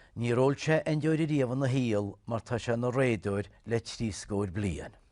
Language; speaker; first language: Irish; native; Irish